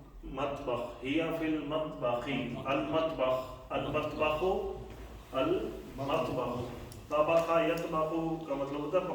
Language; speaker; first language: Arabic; non-native, fluent; Urdu